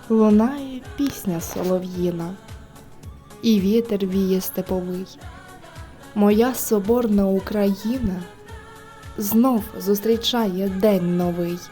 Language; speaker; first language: Ukrainian; native; Ukrainian